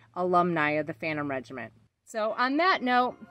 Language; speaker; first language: English; native; English